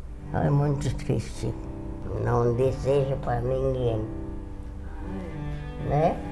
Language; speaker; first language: Portuguese; non-native, fluent; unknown